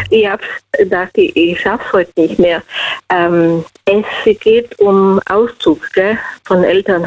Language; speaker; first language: German; non-native, fluent; Slovenian